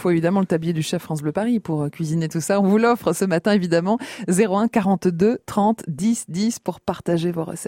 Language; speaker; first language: French; native; French